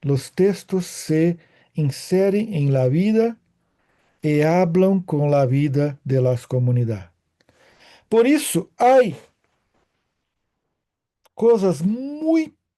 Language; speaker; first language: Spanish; non-native, fluent; Portuguese